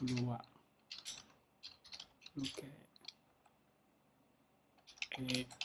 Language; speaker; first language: French; non-native, learner; Chinese